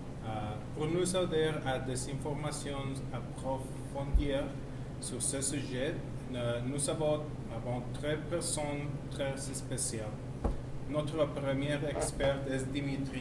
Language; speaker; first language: French; non-native, learner; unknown